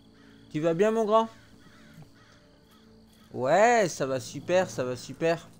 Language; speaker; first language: French; native; French